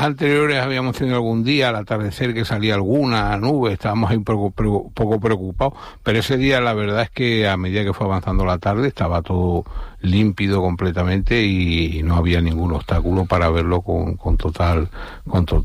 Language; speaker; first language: Spanish; native; Spanish